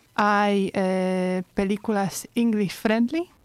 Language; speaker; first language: Spanish; non-native, fluent; Polish